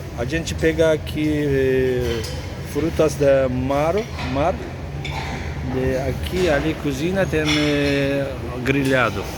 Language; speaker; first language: Portuguese; non-native, learner; Turkish